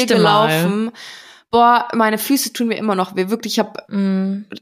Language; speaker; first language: German; native; German